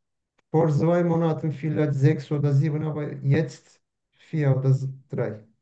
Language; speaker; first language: German; non-native, learner; Turkish